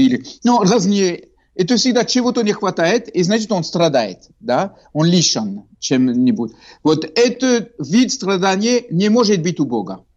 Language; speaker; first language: Russian; non-native, fluent; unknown